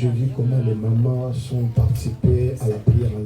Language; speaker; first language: French; non-native, local second language; Lingala